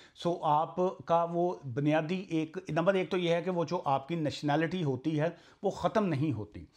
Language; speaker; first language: Urdu; non-native, local second language; Punjabi